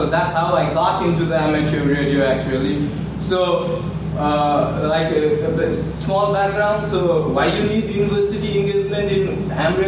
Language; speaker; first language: English; non-native, local second language; Nepali